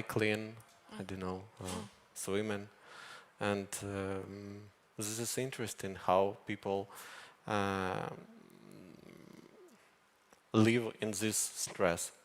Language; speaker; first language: English; non-native, learner; Ukrainian